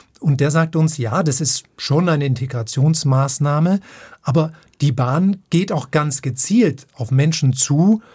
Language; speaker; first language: German; native; German